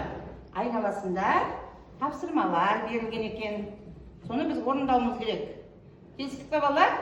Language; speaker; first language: Kazakh; native; Kazakh